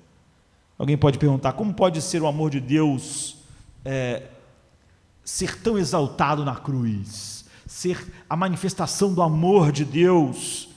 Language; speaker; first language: Portuguese; native; Portuguese